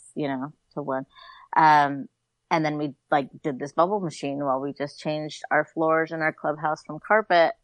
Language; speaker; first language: English; native; English